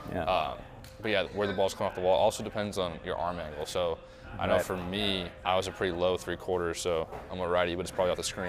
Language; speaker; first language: English; native; English